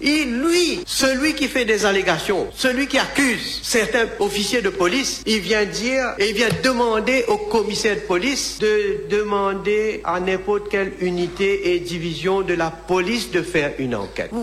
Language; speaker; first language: French; non-native, local second language; Morisyen